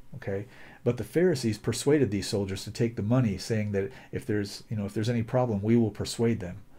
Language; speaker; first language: English; native; English